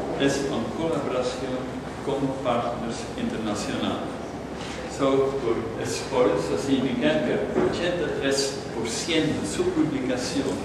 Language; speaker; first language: Spanish; non-native, fluent; Dutch